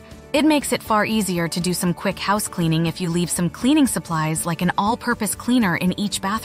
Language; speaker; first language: English; native; English